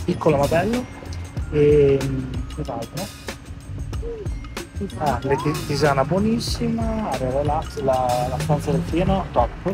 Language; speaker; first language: Italian; native; Italian